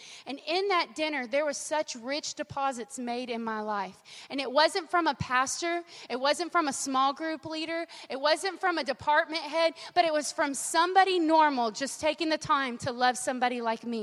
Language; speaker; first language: English; native; English